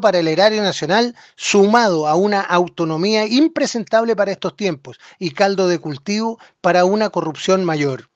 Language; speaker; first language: Spanish; native; Spanish